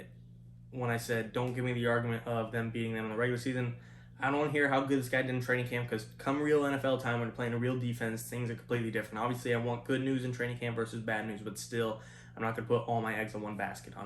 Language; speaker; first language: English; native; English